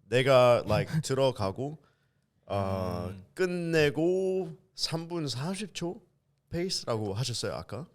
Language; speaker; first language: Korean; early bilingual, heritage; English